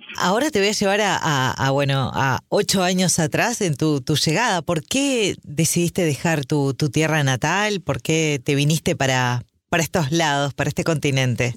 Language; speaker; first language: Spanish; native; Spanish